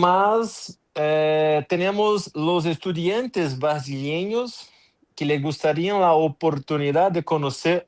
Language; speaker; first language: Spanish; non-native, fluent; Portuguese